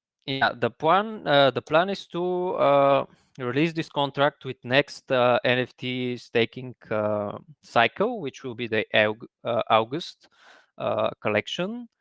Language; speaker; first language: English; non-native, fluent; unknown